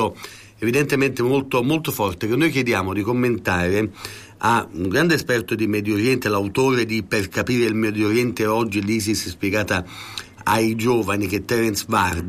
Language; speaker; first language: Italian; native; Italian